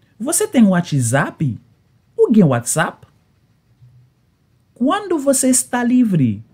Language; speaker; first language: Portuguese; non-native, learner; Haitian Creole